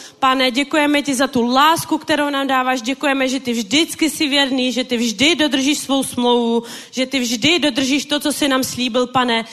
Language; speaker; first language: Czech; native; Czech